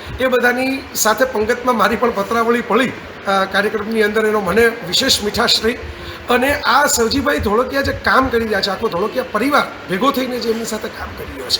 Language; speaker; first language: Gujarati; native; Gujarati